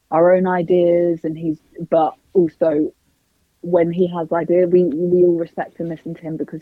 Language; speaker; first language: English; native; English